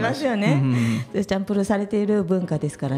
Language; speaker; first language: Japanese; native; Japanese